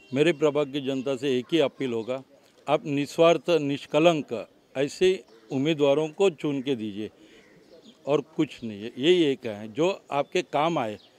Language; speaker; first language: Hindi; non-native, local second language; Marathi